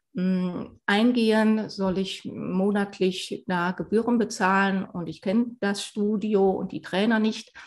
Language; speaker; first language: German; native; German